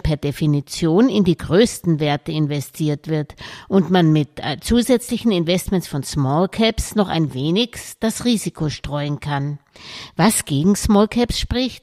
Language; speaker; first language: German; native; German